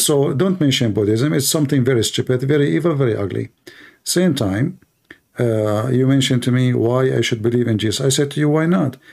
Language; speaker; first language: English; non-native, fluent; Arabic